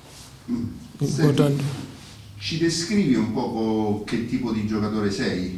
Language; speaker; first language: Italian; native; Italian